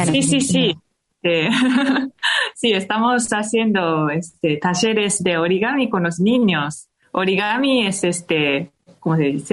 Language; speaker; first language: Spanish; non-native, fluent; Japanese